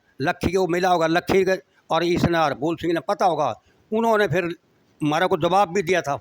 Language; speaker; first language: Hindi; native; Hindi